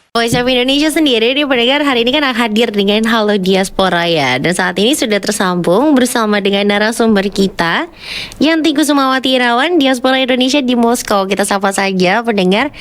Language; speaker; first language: Indonesian; native; Indonesian